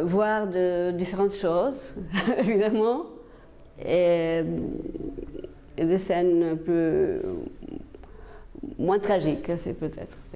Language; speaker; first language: French; non-native, fluent; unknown